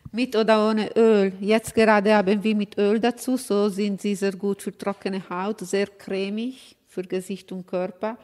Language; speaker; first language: German; non-native, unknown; Italian